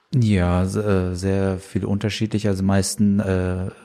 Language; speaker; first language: German; native; German